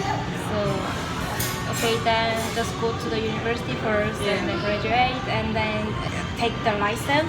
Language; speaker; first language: English; non-native, learner; Korean